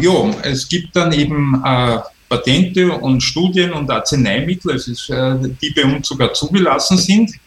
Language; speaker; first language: German; native; German